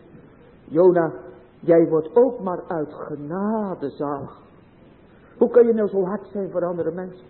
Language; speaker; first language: Dutch; native; Dutch